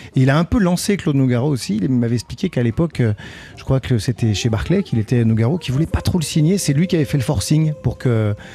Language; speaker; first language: French; native; French